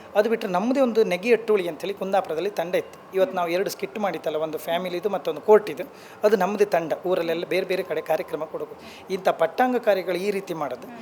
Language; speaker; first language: Kannada; native; Kannada